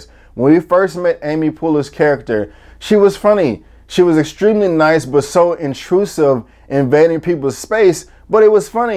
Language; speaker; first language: English; native; English